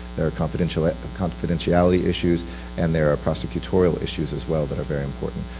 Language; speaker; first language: English; native; English